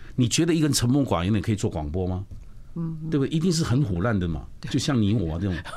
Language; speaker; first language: Chinese; native; Chinese